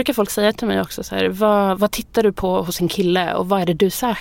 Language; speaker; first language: Swedish; native; Swedish